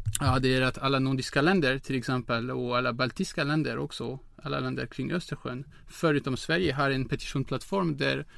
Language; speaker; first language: Swedish; non-native, fluent; French